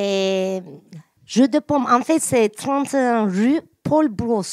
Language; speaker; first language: French; non-native, learner; Turkish